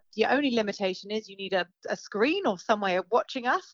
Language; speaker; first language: English; native; English